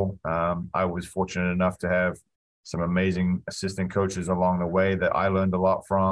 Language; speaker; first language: English; native; English